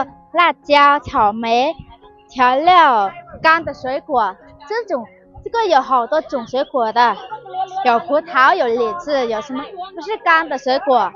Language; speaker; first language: Chinese; non-native, fluent; Vietnamese